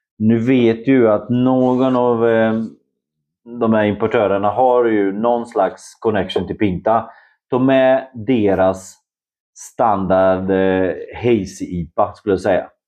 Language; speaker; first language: Swedish; non-native, fluent; Polish